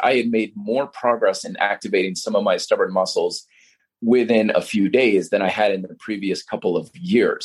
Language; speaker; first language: English; native; English